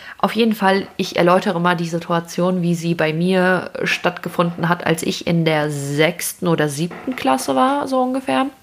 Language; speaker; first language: German; early bilingual, other home language; Russian